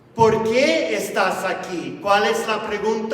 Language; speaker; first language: Spanish; non-native, fluent; English